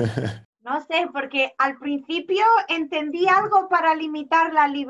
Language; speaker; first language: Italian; non-native, learner; Spanish